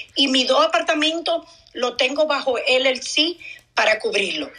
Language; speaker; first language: Spanish; native; Spanish